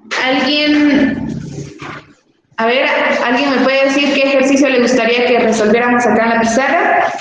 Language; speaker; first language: Spanish; native; Spanish